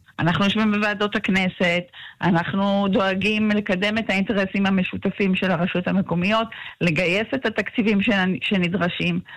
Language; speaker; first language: Hebrew; native; Hebrew